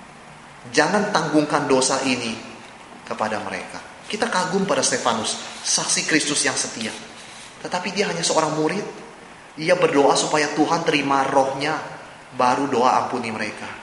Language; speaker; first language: Indonesian; native; Indonesian